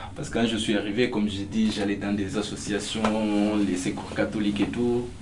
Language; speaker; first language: French; non-native, local second language; Fula